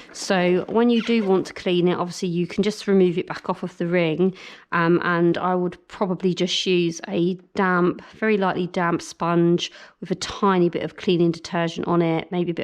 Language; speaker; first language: English; native; English